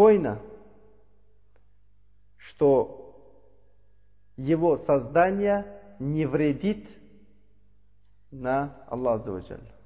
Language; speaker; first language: Russian; non-native, learner; Uzbek